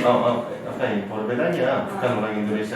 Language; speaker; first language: Indonesian; non-native, learner; Korean